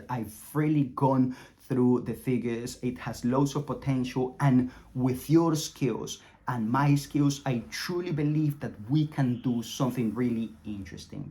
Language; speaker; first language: English; non-native, fluent; Spanish